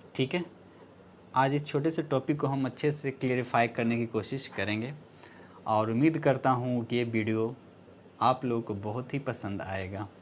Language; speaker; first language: Hindi; native; Hindi